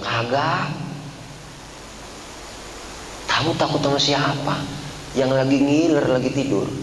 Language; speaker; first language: Indonesian; native; Indonesian